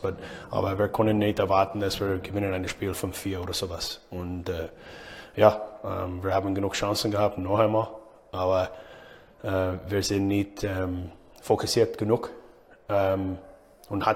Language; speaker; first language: German; non-native, learner; English